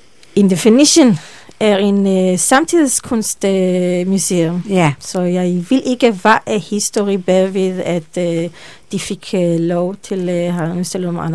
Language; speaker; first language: Danish; non-native, learner; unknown